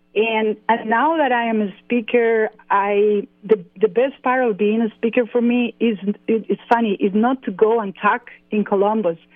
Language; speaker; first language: English; non-native, fluent; Spanish